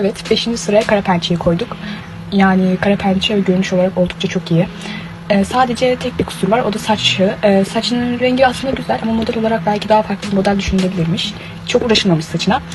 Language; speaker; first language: Turkish; native; Turkish